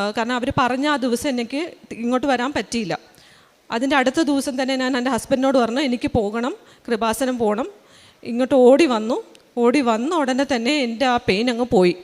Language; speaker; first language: Malayalam; early bilingual, heritage; Malayalam